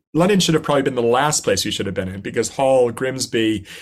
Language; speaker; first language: English; native; English